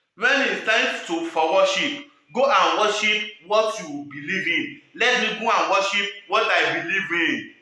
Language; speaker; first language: English; non-native, local second language; Yoruba